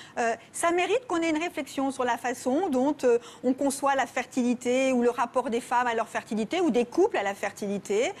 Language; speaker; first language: French; native; French